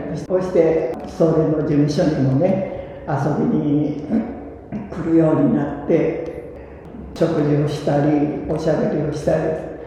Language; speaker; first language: Japanese; early bilingual, other home language; Korean